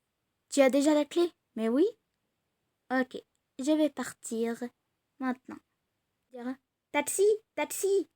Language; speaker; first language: French; non-native, learner; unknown